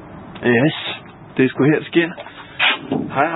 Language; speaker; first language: Danish; native; Danish